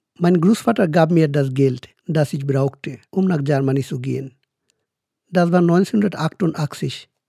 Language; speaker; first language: German; non-native, fluent; Bangla